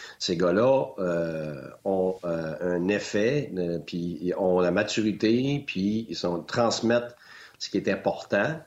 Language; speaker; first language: French; native; French